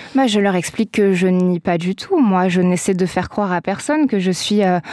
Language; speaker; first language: French; native; French